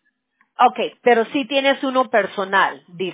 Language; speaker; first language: Spanish; early bilingual, heritage; Spanish